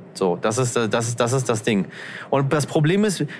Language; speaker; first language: German; native; German